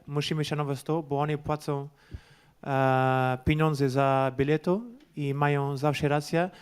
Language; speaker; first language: Polish; non-native, learner; Portuguese